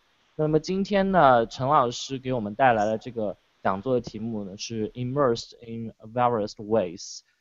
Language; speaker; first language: Chinese; native; Chinese